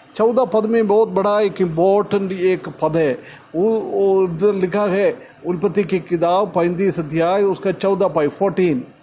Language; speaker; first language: Hindi; non-native, local second language; Malayalam